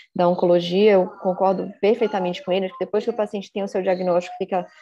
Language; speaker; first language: Portuguese; native; Portuguese